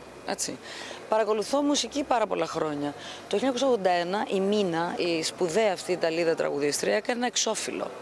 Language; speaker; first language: Greek; native; Greek